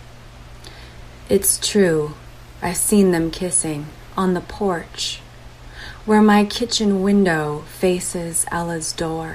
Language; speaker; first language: English; native; English